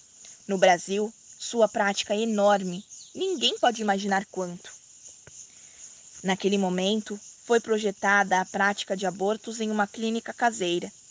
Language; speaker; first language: Portuguese; native; Portuguese